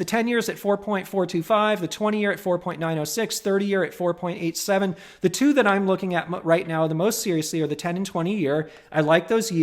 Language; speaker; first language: English; native; English